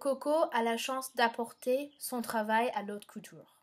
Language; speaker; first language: French; non-native, learner; English